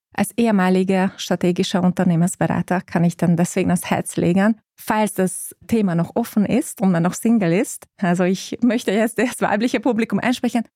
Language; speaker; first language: German; non-native, fluent; Hungarian